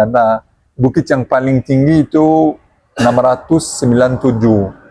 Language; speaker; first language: Indonesian; non-native, learner; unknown